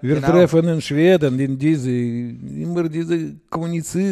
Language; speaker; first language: German; non-native, learner; Russian